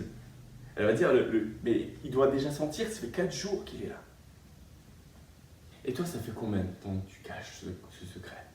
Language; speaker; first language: French; native; French